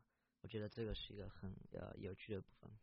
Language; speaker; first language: Chinese; early bilingual, heritage; Chinese